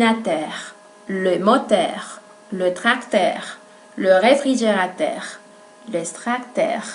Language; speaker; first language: French; non-native, fluent; Spanish